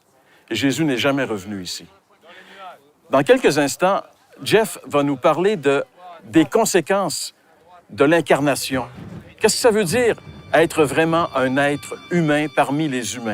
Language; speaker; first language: French; native; French